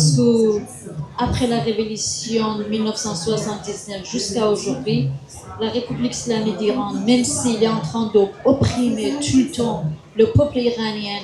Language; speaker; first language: French; non-native, fluent; Kurdish